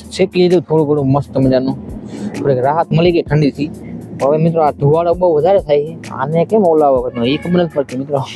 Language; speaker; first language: Gujarati; native; Gujarati